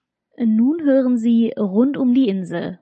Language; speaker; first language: German; native; German